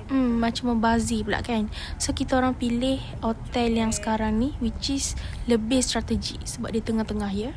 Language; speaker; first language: Malay; native; Malay